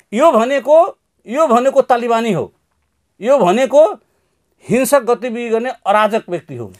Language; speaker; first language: Nepali; non-native, local second language; Maithili